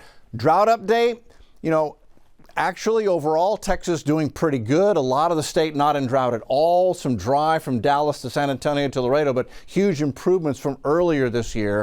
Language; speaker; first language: English; native; English